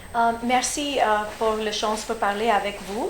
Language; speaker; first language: French; early bilingual, heritage; French